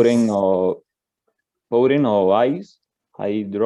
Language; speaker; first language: English; non-native, learner; Spanish